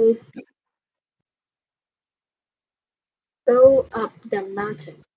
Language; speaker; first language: English; non-native, learner; Vietnamese